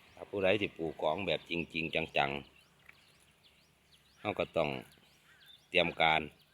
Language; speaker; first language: Thai; native; Thai